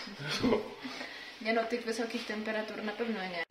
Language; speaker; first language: Polish; native; Polish